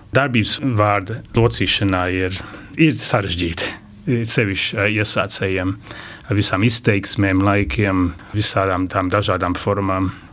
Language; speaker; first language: Latvian; early bilingual, heritage; Latvian